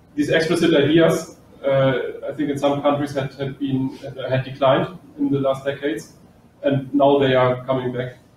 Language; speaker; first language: English; non-native, fluent; German